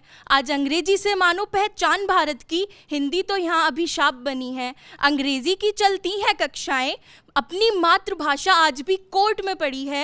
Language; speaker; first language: Hindi; native; Hindi